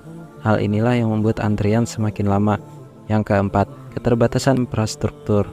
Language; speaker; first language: Indonesian; native; Indonesian